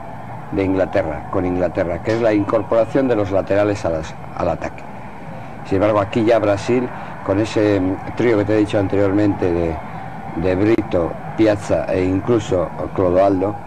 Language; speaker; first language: Spanish; native; Spanish